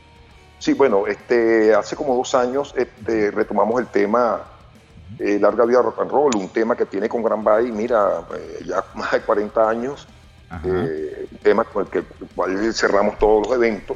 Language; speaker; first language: Spanish; native; Spanish